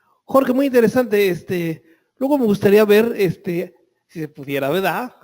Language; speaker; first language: Spanish; native; Spanish